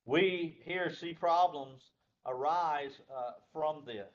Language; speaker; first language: English; native; English